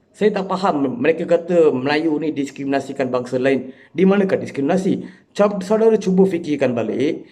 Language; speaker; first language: Malay; non-native, local second language; Tamil